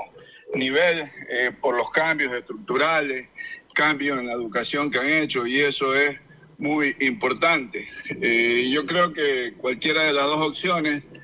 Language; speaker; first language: Spanish; native; Spanish